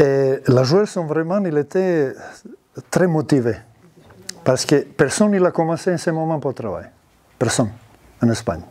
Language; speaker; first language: French; non-native, learner; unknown